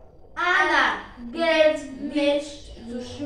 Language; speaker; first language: German; non-native, learner; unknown